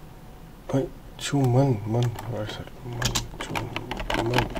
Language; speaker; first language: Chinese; non-native, learner; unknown